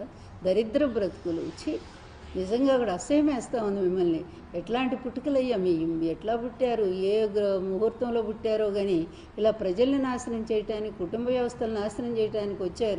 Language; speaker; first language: Telugu; native; Telugu